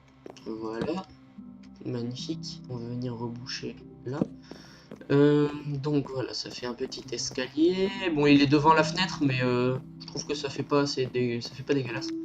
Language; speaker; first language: French; native; French